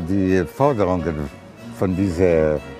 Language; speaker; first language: German; non-native, learner; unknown